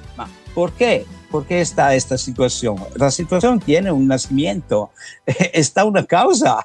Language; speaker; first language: Spanish; non-native, learner; Italian